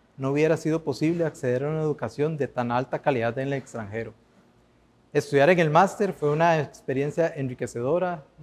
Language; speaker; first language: Spanish; native; Spanish